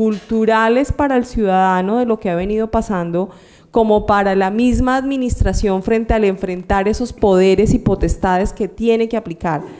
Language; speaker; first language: Spanish; native; Spanish